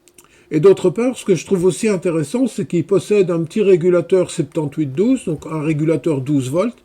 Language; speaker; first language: French; native; French